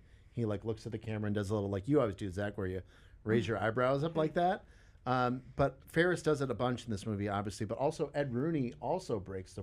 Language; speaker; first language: English; native; English